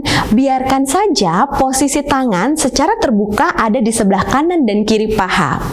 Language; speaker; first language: Indonesian; native; Indonesian